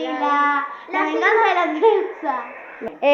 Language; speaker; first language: Spanish; native; Spanish